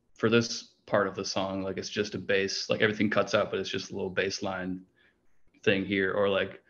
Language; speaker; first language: English; native; English